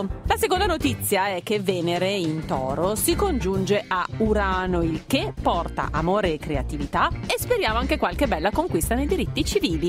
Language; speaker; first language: Italian; native; Italian